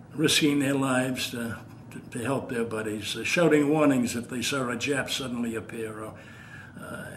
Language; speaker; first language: English; native; English